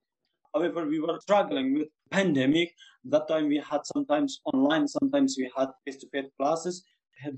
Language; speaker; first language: English; non-native, fluent; Persian